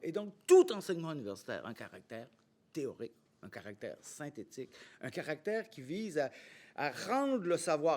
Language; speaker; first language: French; native; French